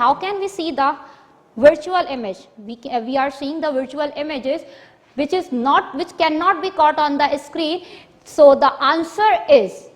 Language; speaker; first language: English; non-native, local second language; Urdu